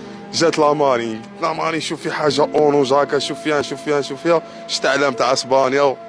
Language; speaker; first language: Arabic; native; Arabic